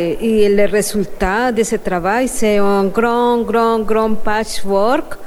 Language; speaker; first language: French; non-native, fluent; Spanish